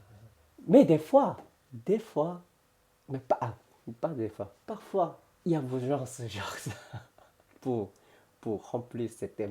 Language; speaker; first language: French; non-native, learner; Korean